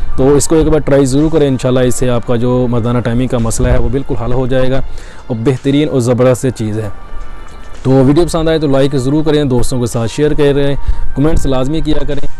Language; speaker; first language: Urdu; non-native, local second language; Punjabi